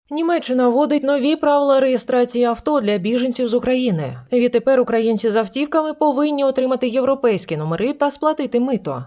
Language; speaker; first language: Ukrainian; native; Ukrainian